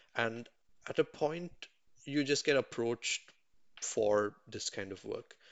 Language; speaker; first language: English; non-native, local second language; Tamil